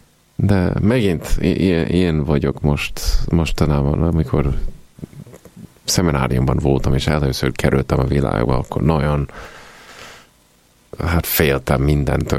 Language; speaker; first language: Hungarian; non-native, fluent; Italian